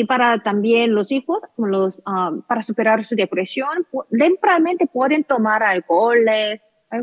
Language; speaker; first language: Spanish; non-native, learner; Korean